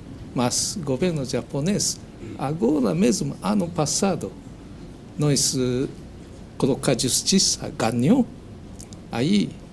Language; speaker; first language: Portuguese; non-native, learner; Japanese